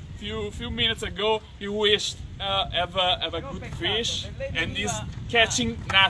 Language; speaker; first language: English; non-native, fluent; Italian